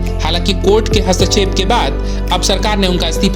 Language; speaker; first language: Hindi; native; Hindi